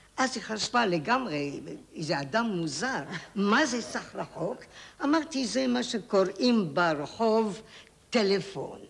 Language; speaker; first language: Hebrew; native; Hebrew